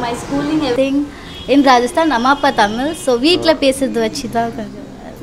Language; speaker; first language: Tamil; early bilingual, heritage; Tamil